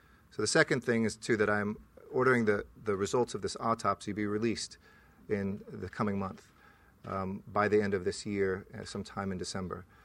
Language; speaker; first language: English; native; English